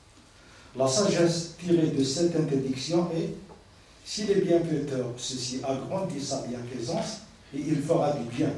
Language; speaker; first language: French; non-native, local second language; Arabic